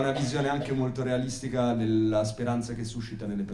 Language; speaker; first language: Italian; native; Italian